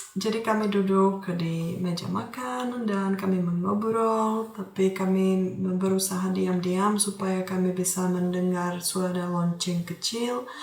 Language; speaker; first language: Indonesian; non-native, fluent; Czech